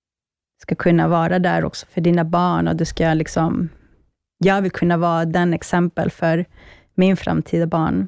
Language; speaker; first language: Swedish; early bilingual, other home language; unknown